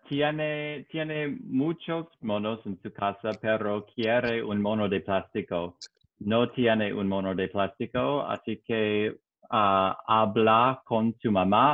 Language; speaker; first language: Spanish; non-native, learner; English